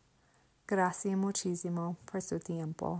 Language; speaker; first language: Spanish; non-native, learner; English